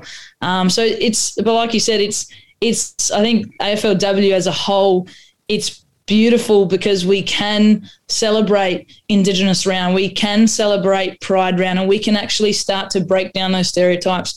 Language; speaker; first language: English; non-native, local second language; Croatian